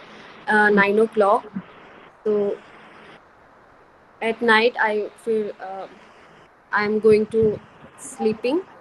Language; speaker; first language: English; non-native, learner; Hindi